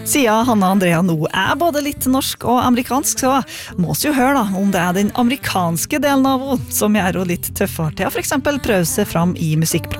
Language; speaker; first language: Norwegian; native; Norwegian